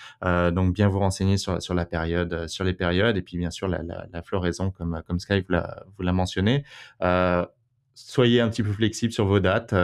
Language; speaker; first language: French; native; French